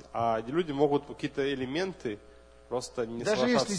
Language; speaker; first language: Russian; native; Russian